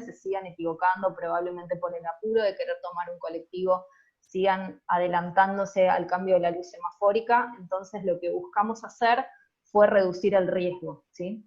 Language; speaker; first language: Spanish; native; Spanish